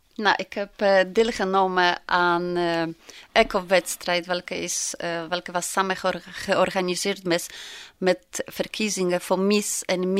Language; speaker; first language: Dutch; non-native, learner; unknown